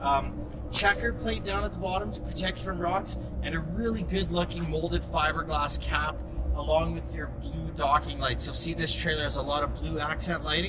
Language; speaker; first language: English; native; English